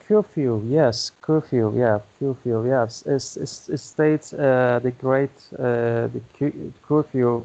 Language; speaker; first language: English; non-native, learner; Turkish